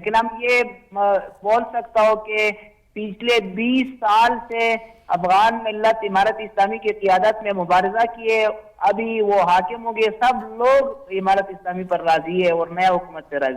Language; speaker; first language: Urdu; non-native, learner; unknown